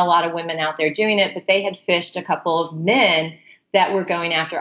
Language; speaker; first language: English; native; English